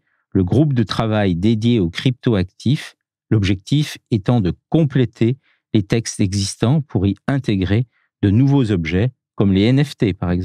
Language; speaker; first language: French; native; French